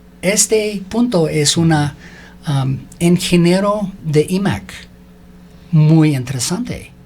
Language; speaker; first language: Spanish; non-native, learner; English